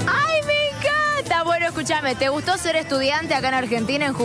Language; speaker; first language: Spanish; native; Spanish